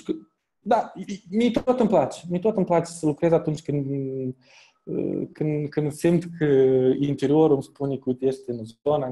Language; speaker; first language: Romanian; native; Romanian